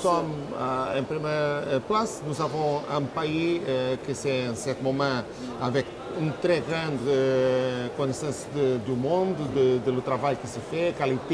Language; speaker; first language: French; non-native, fluent; Portuguese